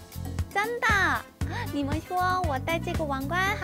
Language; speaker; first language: Chinese; non-native, fluent; Korean